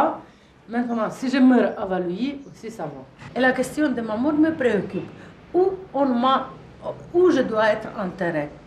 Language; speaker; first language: French; non-native, fluent; Russian